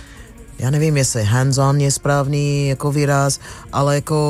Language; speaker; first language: Czech; non-native, fluent; English